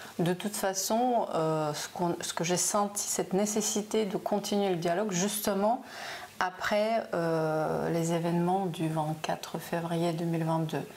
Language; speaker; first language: French; non-native, fluent; Russian